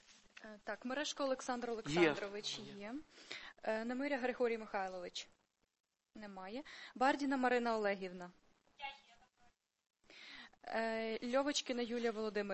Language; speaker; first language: Ukrainian; native; Ukrainian